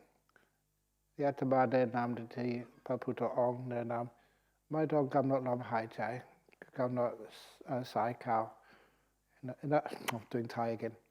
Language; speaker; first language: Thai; non-native, fluent; English